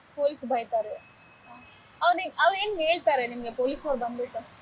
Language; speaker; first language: Kannada; native; Kannada